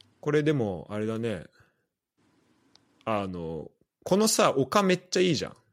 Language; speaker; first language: Japanese; native; Japanese